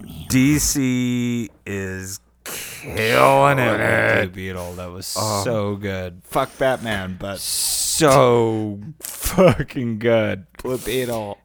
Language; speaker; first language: English; early bilingual, other home language; Spanish